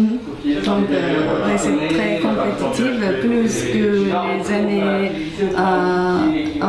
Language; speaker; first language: French; non-native, learner; Japanese